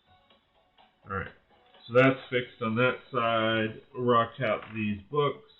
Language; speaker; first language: English; native; English